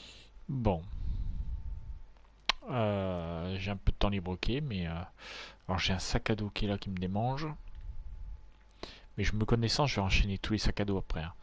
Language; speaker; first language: French; native; French